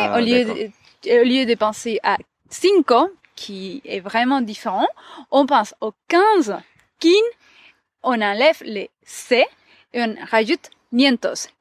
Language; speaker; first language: French; non-native, fluent; Spanish